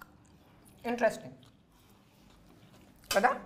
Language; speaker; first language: Telugu; non-native, learner; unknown